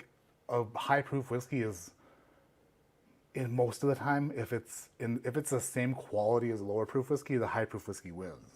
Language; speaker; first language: English; native; English